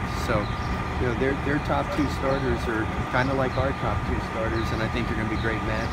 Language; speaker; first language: English; native; English